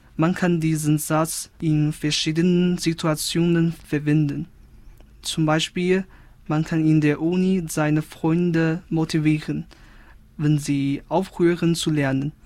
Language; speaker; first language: German; non-native, fluent; Chinese